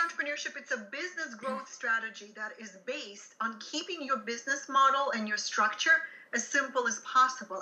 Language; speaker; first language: English; non-native, fluent; Ukrainian